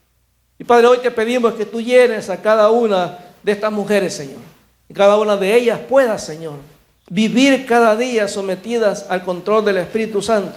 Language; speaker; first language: Spanish; native; Spanish